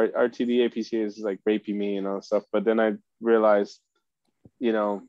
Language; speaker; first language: English; early bilingual, other home language; Spanish